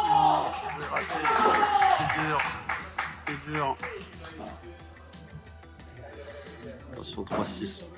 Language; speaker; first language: French; native; French